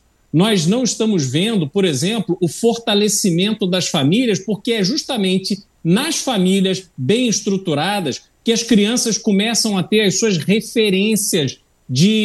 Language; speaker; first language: Portuguese; native; Portuguese